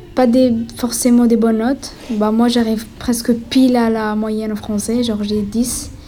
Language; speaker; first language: French; non-native, fluent; Spanish